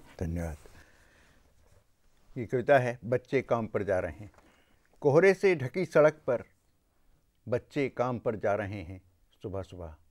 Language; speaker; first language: Hindi; native; Hindi